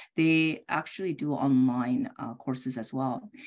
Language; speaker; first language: English; early bilingual, other home language; Korean